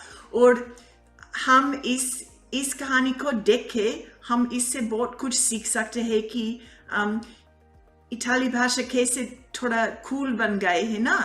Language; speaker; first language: Hindi; non-native, fluent; English